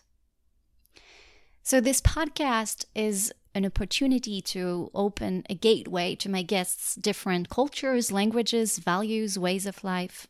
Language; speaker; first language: English; non-native, fluent; French